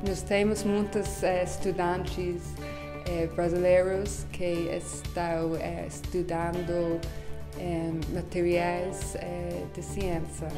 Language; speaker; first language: Portuguese; non-native, fluent; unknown